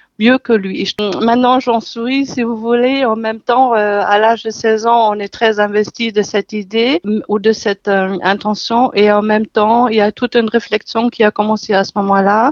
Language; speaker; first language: French; non-native, fluent; German